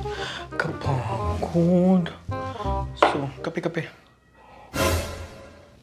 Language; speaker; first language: German; non-native, learner; Filipino